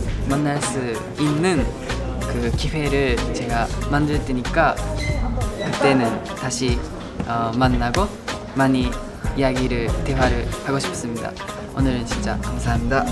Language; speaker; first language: Korean; non-native, learner; Japanese